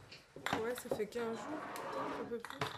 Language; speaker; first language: French; native; French